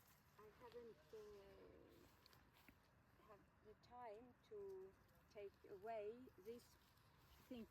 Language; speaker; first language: English; non-native, learner; Swedish